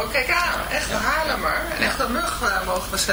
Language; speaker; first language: Dutch; native; Dutch